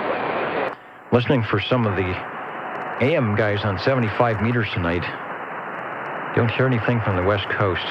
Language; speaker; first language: English; native; English